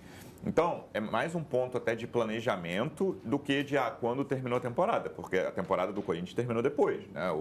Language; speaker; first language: Portuguese; native; Portuguese